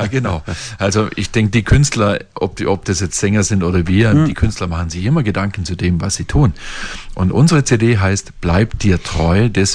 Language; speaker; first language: German; native; German